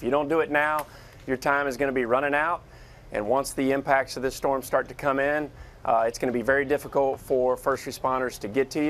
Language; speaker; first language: English; native; English